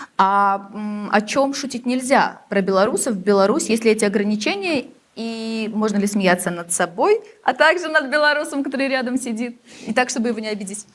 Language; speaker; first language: Russian; native; Russian